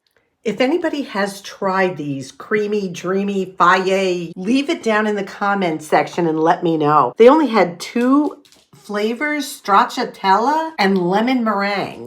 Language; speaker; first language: English; native; English